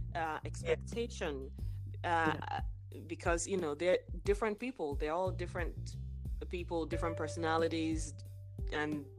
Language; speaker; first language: English; non-native, local second language; Igbo